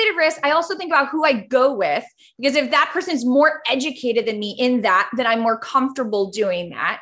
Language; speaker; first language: English; early bilingual, other home language; Spanish